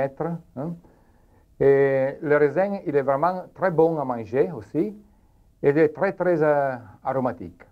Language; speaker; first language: French; non-native, learner; Italian